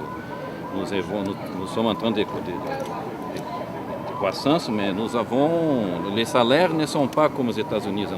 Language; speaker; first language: French; non-native, fluent; Portuguese